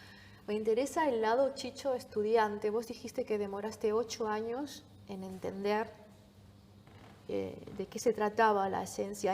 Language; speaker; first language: Spanish; native; Spanish